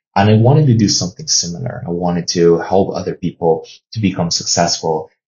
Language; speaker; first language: English; non-native, fluent; Chinese